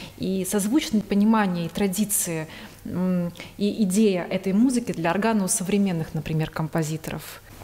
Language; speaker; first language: Russian; native; Russian